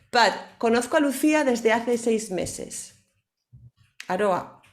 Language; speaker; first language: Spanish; native; Spanish